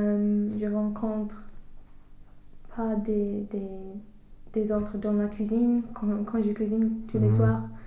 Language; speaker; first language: French; non-native, learner; English